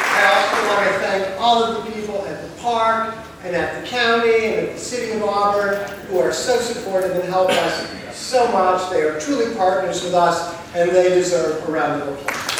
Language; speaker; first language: English; native; English